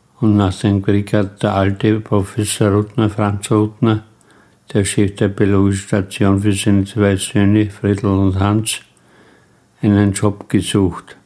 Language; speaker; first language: German; native; German